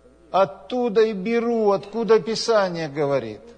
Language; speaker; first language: Russian; native; Russian